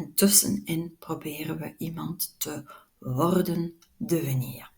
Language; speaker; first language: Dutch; non-native, local second language; French